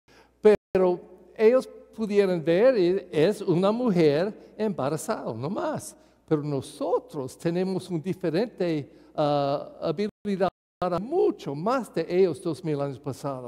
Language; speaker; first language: Spanish; non-native, fluent; English